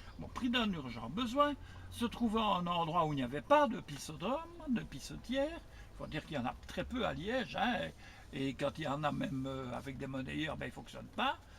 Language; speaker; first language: French; native; French